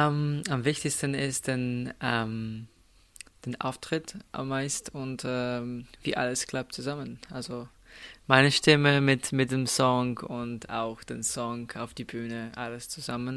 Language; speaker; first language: German; non-native, fluent; Slovenian